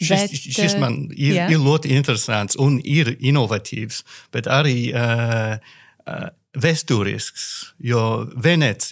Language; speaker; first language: Latvian; non-native, learner; English